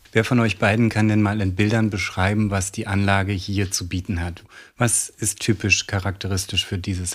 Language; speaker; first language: German; native; German